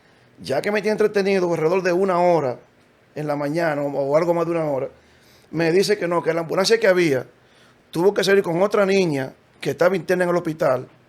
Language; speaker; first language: Spanish; native; Spanish